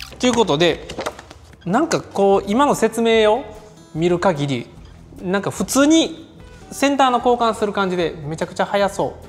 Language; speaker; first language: Japanese; native; Japanese